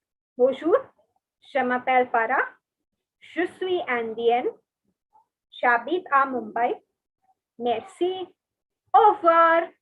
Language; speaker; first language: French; non-native, learner; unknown